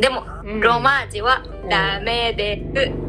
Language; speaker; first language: Japanese; non-native, learner; Arabic